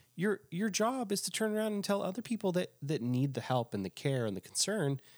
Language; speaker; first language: English; native; English